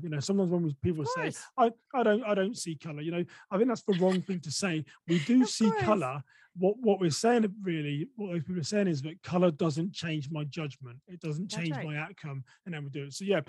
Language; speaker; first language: English; native; English